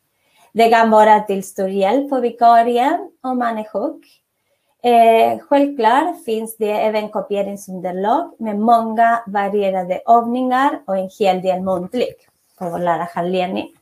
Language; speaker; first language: Swedish; non-native, fluent; Spanish